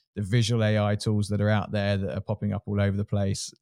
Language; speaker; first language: English; native; English